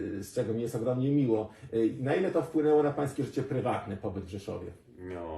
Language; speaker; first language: Polish; native; Polish